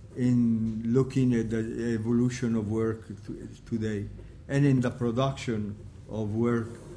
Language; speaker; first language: English; non-native, fluent; Italian